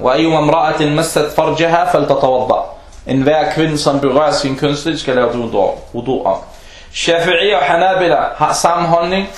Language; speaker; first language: Danish; non-native, fluent; Arabic